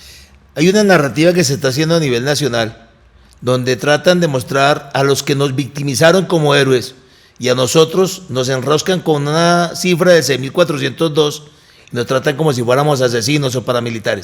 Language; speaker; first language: Spanish; native; Spanish